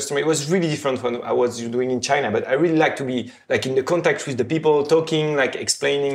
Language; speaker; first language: English; non-native, fluent; French